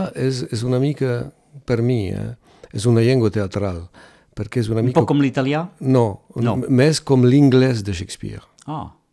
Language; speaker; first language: Catalan; non-native, local second language; French